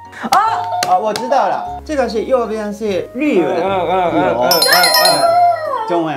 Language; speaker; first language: Chinese; non-native, fluent; Japanese